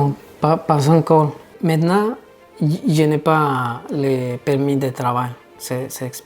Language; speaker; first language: French; non-native, learner; Spanish